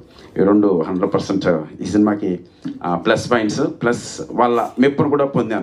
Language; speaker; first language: Telugu; native; Telugu